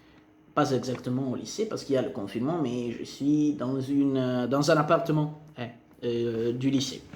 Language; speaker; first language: French; non-native, fluent; Italian